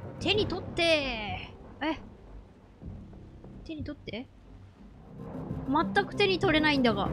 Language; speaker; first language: Japanese; native; Japanese